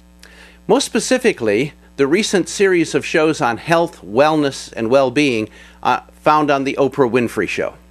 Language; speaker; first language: English; native; English